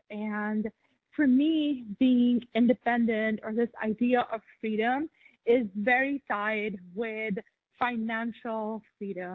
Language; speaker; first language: English; non-native, local second language; Urdu